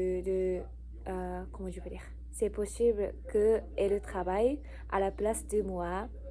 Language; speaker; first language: French; non-native, learner; Japanese